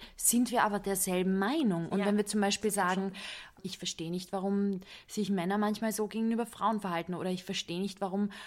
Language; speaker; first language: German; non-native, fluent; Hungarian